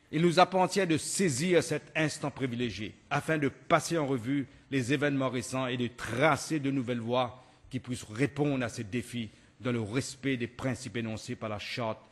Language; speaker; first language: French; non-native, local second language; Morisyen